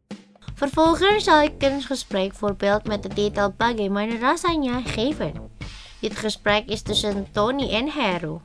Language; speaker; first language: Dutch; non-native, learner; Indonesian